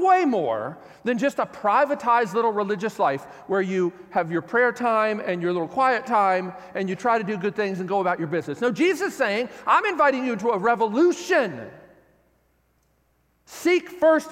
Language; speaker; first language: English; native; English